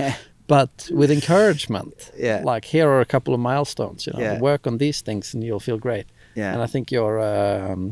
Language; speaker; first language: English; non-native, fluent; Swedish